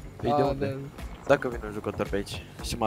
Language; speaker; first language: Romanian; native; Romanian